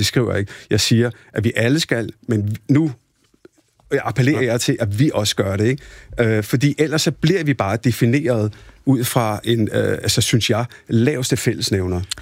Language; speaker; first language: Danish; early bilingual, other home language; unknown